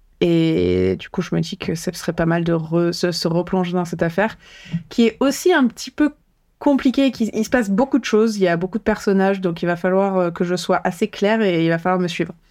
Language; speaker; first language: French; native; French